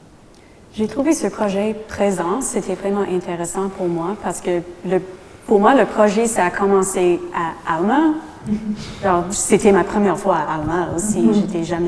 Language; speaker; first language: French; non-native, local second language; English